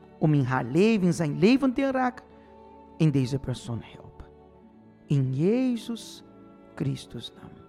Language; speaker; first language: Dutch; non-native, fluent; Portuguese